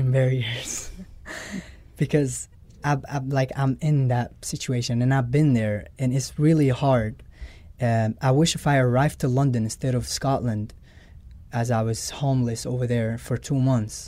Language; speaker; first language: English; non-native, fluent; Arabic